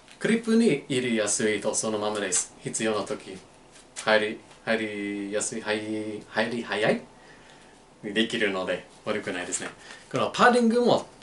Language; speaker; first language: Japanese; non-native, learner; English